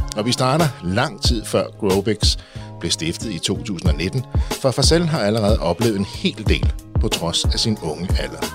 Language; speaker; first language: Danish; native; Danish